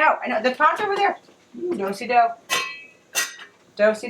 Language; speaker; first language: English; native; English